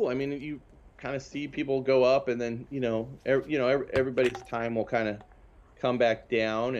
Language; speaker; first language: English; native; English